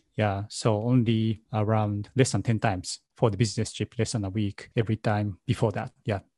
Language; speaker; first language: English; non-native, learner; Japanese